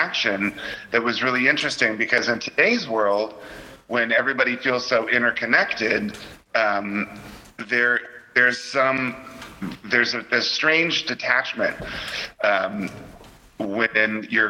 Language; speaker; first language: English; native; English